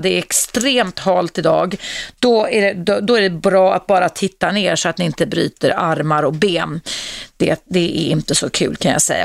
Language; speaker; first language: Swedish; native; Swedish